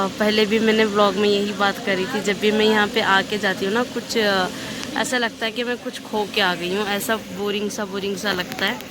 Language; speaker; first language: Hindi; non-native, local second language; Urdu